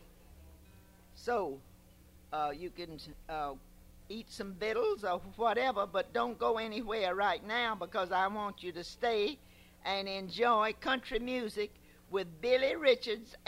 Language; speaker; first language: English; native; English